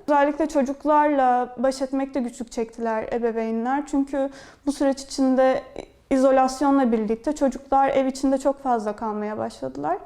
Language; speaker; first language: Turkish; native; Turkish